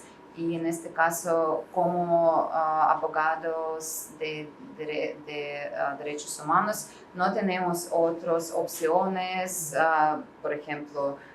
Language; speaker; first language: Spanish; non-native, learner; Russian